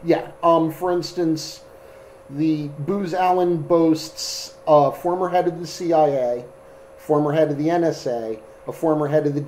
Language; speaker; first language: English; native; English